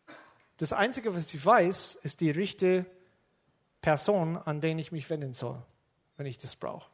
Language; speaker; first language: German; non-native, fluent; English